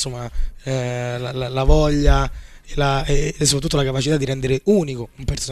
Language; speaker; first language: Italian; native; Italian